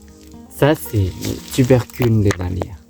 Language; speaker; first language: French; non-native, learner; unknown